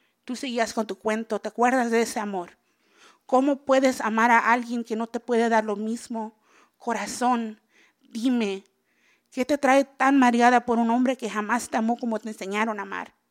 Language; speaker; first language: Spanish; early bilingual, heritage; Spanish